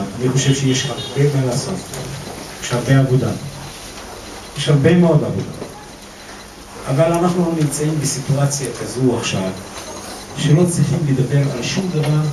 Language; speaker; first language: Hebrew; non-native, local second language; Arabic